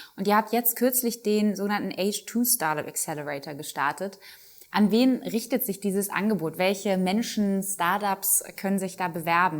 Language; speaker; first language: German; native; German